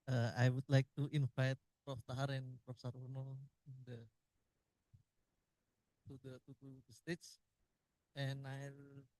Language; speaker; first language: English; non-native, learner; Indonesian